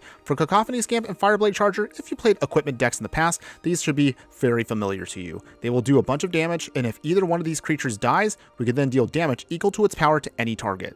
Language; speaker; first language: English; native; English